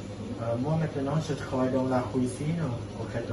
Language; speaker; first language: French; non-native, learner; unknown